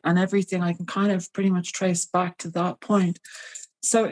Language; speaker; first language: English; native; English